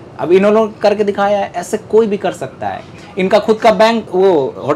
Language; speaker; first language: Hindi; native; Hindi